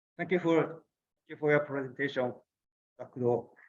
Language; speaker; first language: English; non-native, learner; Japanese